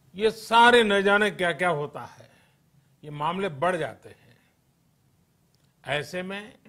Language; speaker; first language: Hindi; non-native, local second language; Gujarati